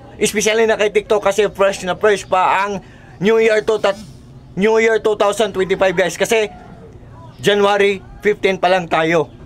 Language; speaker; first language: Filipino; non-native, local second language; Cebuano